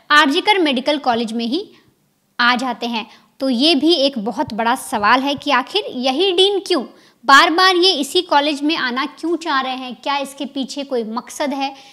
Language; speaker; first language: Hindi; native; Hindi